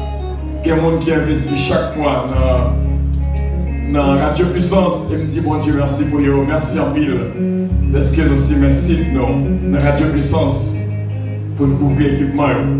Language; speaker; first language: French; non-native, local second language; Haitian Creole